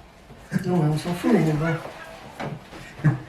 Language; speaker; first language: French; native; French